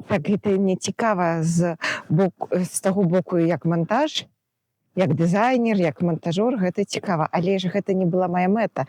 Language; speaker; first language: Belarusian; non-native, local second language; Russian